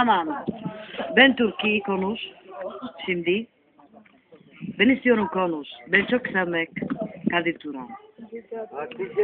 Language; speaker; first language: Turkish; non-native, learner; Slovak